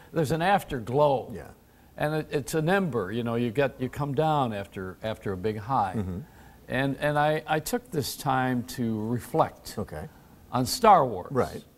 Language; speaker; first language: English; native; English